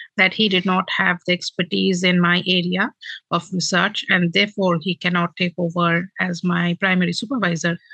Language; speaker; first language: English; non-native, local second language; Bangla